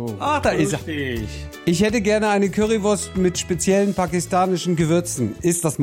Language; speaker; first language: German; native; German